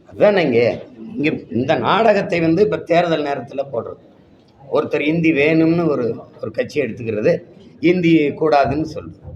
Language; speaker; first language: Tamil; native; Tamil